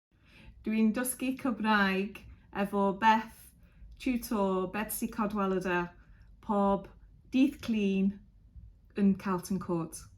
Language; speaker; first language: Welsh; non-native, learner; English